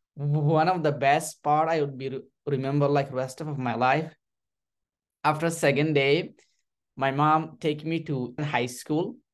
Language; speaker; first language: English; non-native, learner; Rohingya